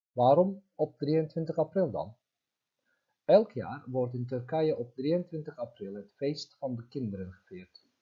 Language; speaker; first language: Dutch; non-native, fluent; Turkish